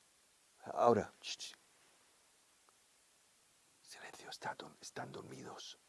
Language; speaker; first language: Spanish; non-native, fluent; English